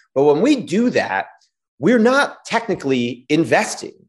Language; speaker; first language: English; native; English